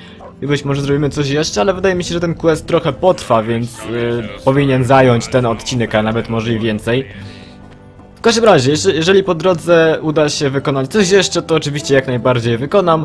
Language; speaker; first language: Polish; native; Polish